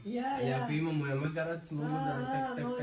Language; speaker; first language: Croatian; non-native, learner; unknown